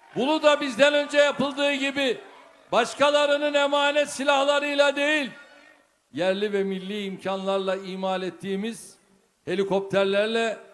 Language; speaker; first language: Turkish; native; Turkish